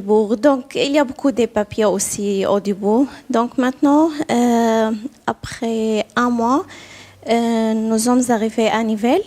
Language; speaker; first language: French; non-native, learner; Arabic